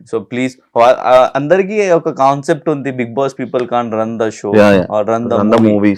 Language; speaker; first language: Telugu; non-native, learner; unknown